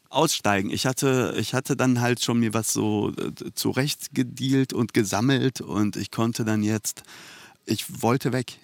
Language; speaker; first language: German; early bilingual, other home language; Persian